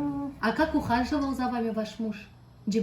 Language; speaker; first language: Russian; native; Russian